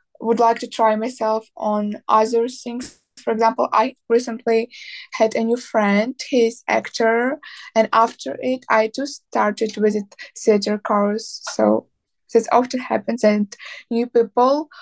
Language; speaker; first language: English; non-native, learner; Ukrainian